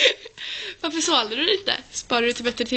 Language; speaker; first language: Swedish; native; Swedish